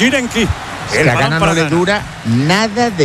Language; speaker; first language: Spanish; native; Spanish